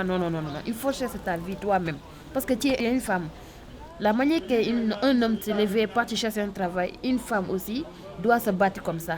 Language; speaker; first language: French; non-native, learner; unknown